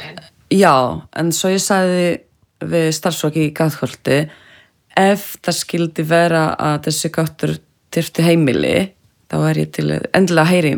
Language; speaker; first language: Icelandic; non-native, local second language; Polish